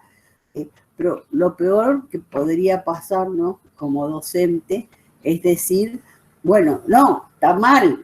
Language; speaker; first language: Spanish; native; Spanish